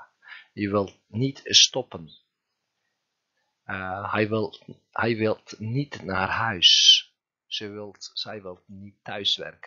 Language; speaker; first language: Dutch; non-native, fluent; Turkish